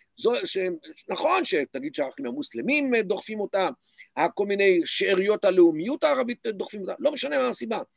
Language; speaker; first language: Hebrew; native; Hebrew